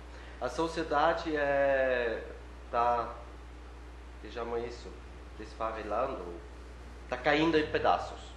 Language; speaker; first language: Portuguese; non-native, fluent; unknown